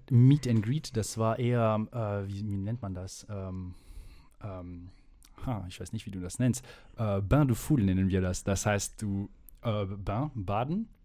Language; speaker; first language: German; non-native, fluent; French